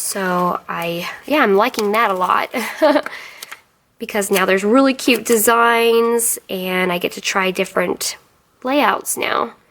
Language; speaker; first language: English; native; English